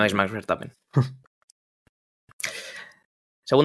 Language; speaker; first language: Spanish; native; Spanish